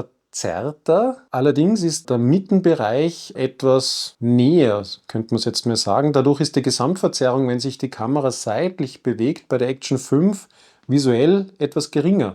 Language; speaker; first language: German; native; German